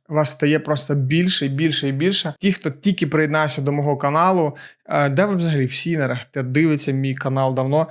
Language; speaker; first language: Ukrainian; non-native, local second language; Russian